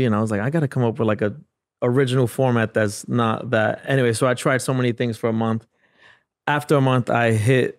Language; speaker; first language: English; native; English